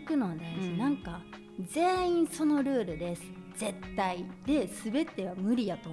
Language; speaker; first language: Japanese; native; Japanese